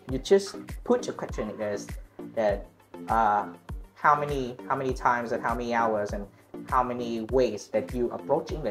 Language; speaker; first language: English; non-native, learner; Vietnamese